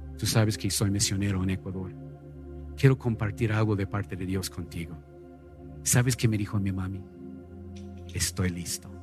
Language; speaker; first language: Spanish; non-native, fluent; English